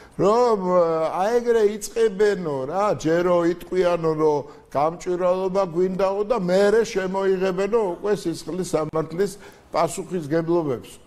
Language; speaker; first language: Georgian; native; Georgian